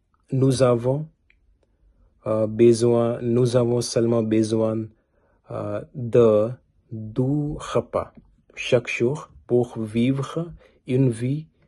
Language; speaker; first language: French; non-native, learner; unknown